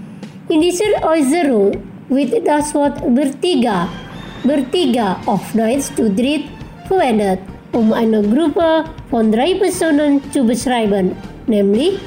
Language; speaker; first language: German; non-native, fluent; Indonesian